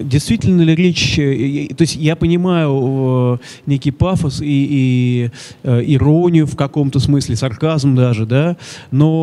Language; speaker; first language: Russian; native; Russian